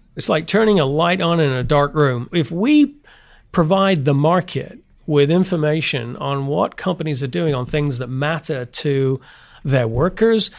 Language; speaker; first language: English; native; English